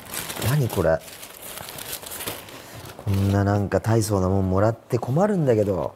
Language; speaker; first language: Japanese; native; Japanese